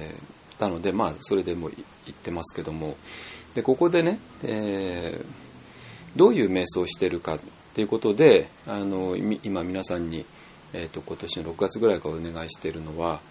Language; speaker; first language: Japanese; native; Japanese